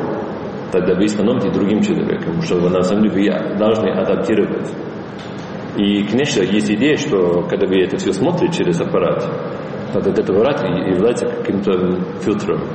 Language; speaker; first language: Russian; non-native, fluent; English